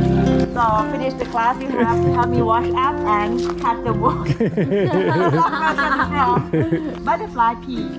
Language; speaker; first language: English; non-native, learner; Thai